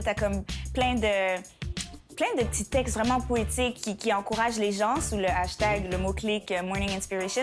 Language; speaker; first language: French; native; French